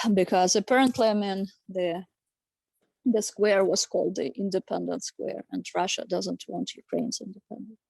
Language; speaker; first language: English; non-native, fluent; Ukrainian